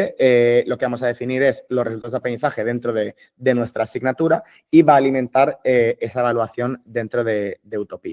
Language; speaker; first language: Spanish; native; Spanish